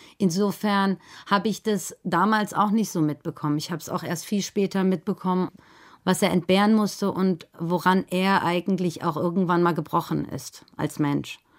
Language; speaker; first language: German; early bilingual, other home language; Persian